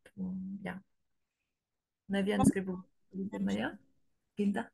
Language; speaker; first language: Latvian; non-native, learner; French